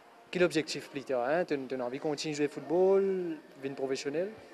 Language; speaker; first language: French; non-native, local second language; Morisyen